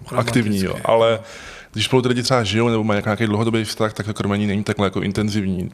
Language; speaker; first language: Czech; native; Czech